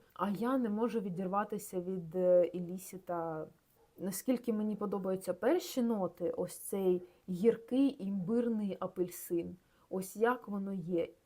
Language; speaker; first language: Ukrainian; non-native, local second language; Russian